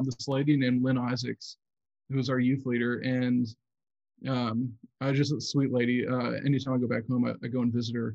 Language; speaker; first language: English; native; English